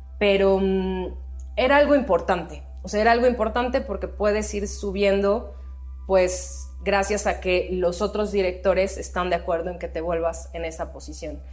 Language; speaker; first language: Spanish; native; Spanish